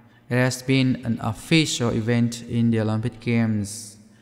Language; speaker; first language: English; non-native, fluent; Vietnamese